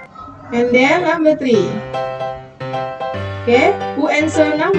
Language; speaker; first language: English; non-native, fluent; Indonesian